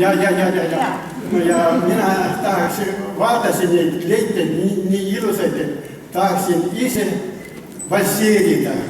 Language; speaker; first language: Estonian; non-native, local second language; Russian